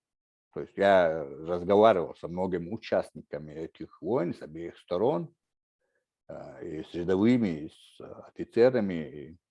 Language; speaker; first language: Russian; non-native, local second language; Chechen